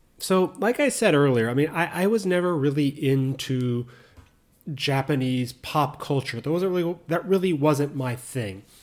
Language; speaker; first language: English; native; English